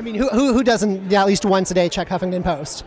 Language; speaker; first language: English; native; English